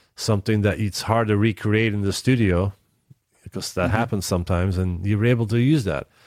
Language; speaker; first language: English; non-native, fluent; Dutch